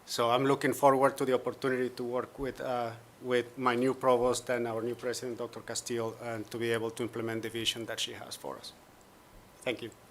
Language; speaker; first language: English; non-native, fluent; Spanish